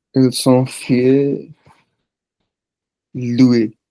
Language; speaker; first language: French; non-native, learner; Punjabi